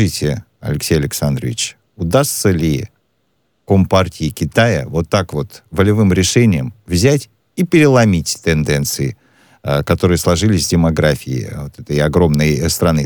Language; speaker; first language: Russian; native; Russian